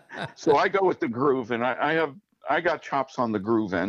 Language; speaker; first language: English; native; English